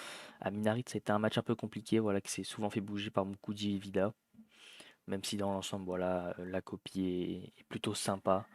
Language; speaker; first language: French; native; French